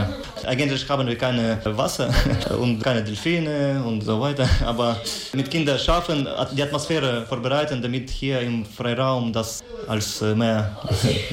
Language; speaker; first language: German; non-native, learner; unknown